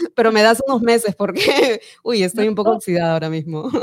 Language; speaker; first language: Spanish; native; Spanish